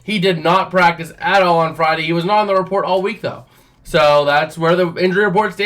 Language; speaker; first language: English; native; English